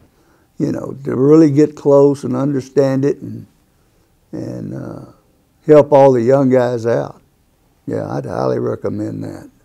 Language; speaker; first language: English; native; English